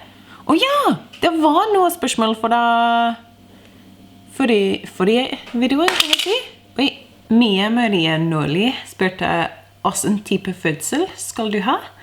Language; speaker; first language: Norwegian; non-native, fluent; English